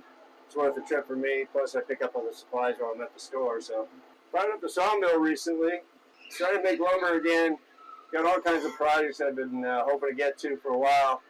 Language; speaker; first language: English; native; English